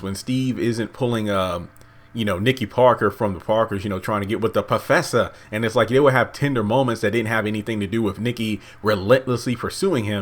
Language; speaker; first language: English; native; English